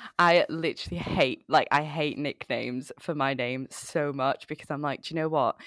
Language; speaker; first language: English; early bilingual, other home language; Bangla